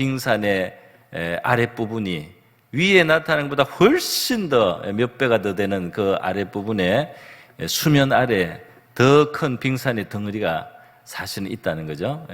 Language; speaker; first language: Korean; native; Korean